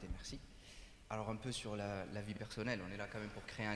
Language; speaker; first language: French; native; French